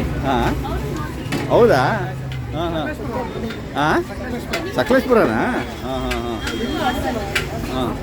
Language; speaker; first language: Kannada; native; Kannada